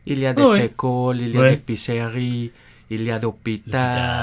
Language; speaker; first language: French; non-native, learner; Spanish